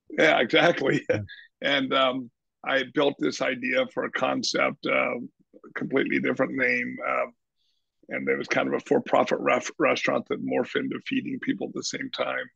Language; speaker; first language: English; native; English